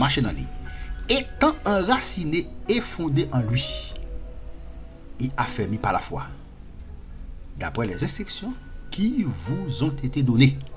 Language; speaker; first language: French; non-native, local second language; Haitian Creole